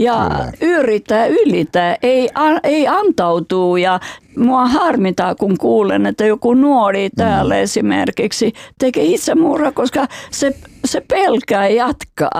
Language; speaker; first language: Finnish; non-native, fluent; Albanian